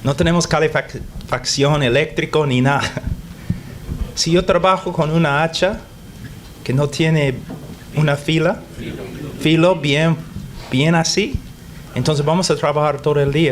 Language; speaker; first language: Spanish; non-native, fluent; English